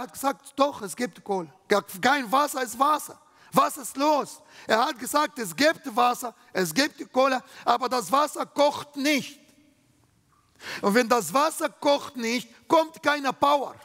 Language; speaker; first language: German; non-native, fluent; Arabic